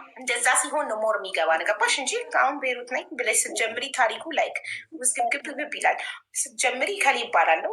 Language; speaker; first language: Amharic; native; Amharic